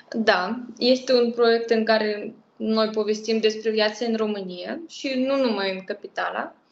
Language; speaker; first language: Romanian; non-native, fluent; Russian